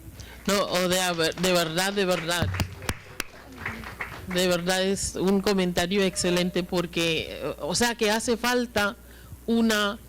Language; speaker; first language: Spanish; non-native, fluent; English